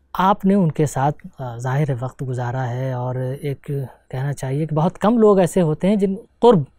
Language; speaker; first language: Hindi; native; Hindi